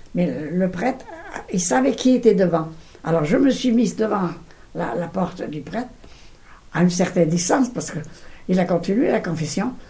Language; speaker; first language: French; non-native, local second language; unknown